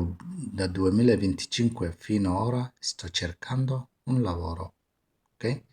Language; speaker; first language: Italian; non-native, fluent; Somali